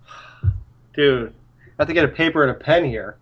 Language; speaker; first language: English; native; English